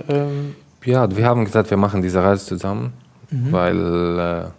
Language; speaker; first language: German; non-native, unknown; Arabic